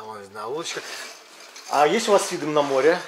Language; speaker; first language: Russian; native; Russian